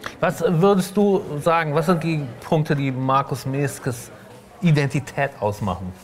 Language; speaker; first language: German; native; German